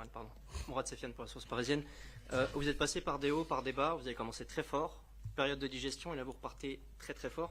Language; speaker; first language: French; native; French